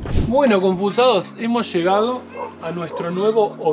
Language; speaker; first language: Spanish; native; Spanish